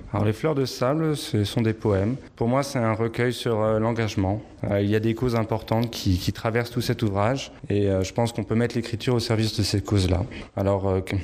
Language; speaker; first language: French; non-native, local second language; Wolof